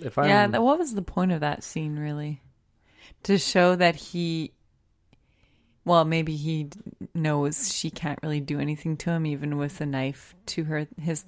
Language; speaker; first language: English; native; English